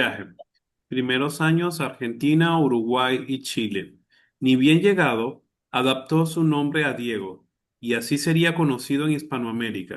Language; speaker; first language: Spanish; native; Spanish